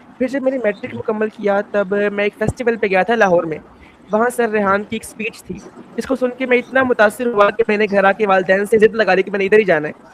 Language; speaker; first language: Urdu; non-native, local second language; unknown